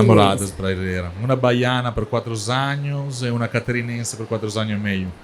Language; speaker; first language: Portuguese; non-native, learner; Italian